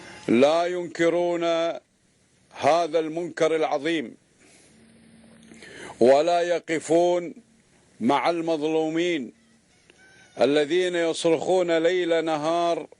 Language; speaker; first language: Arabic; native; Arabic